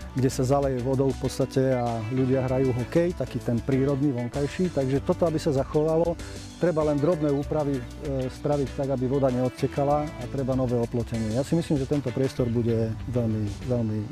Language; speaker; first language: Slovak; native; Slovak